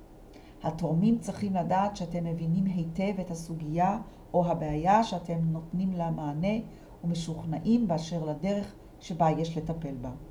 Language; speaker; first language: Hebrew; native; Hebrew